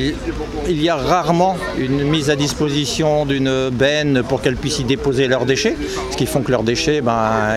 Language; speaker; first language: French; native; French